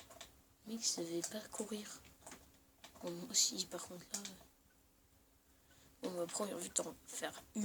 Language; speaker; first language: French; native; French